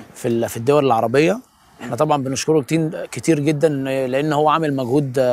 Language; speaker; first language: Arabic; native; Arabic